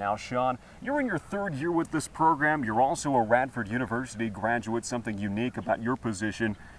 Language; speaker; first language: English; native; English